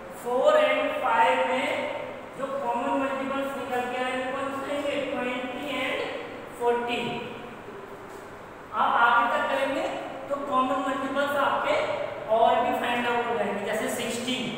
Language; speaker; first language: Hindi; native; Hindi